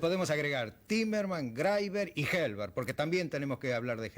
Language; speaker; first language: Spanish; native; Spanish